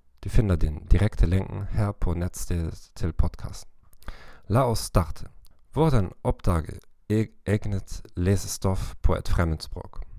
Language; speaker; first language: Norwegian; non-native, learner; German